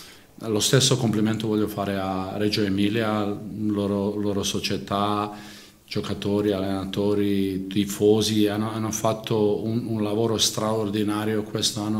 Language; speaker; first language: Italian; non-native, fluent; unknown